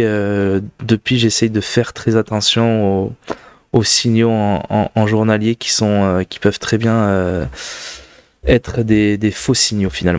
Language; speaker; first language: French; native; French